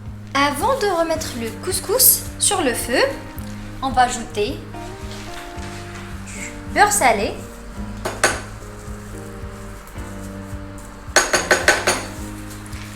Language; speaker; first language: French; non-native, local second language; Arabic